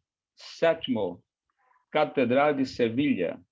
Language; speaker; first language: Spanish; non-native, learner; Portuguese